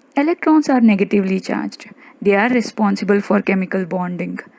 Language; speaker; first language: English; non-native, local second language; Kannada